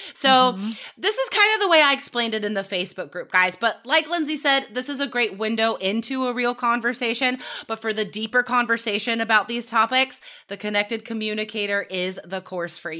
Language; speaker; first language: English; native; English